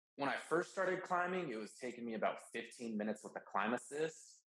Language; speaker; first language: English; native; English